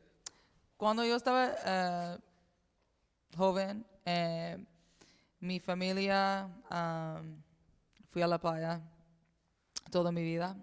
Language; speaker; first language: Spanish; early bilingual, heritage; English